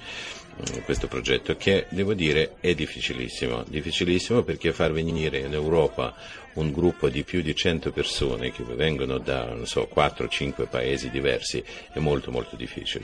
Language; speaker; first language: Italian; non-native, fluent; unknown